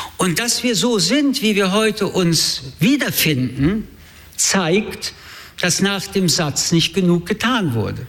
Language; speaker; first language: German; early bilingual, other home language; French